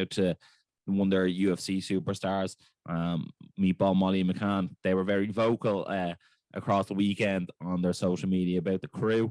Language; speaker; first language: English; native; English